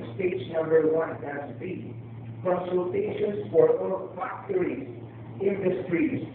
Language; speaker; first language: English; non-native, local second language; Filipino